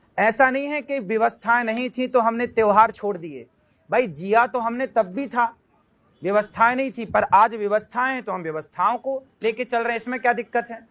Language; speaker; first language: Hindi; native; Hindi